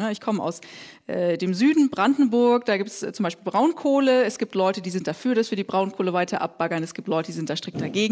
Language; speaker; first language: German; native; German